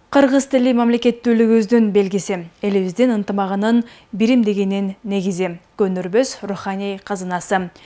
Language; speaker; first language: Kyrgyz; native; Kyrgyz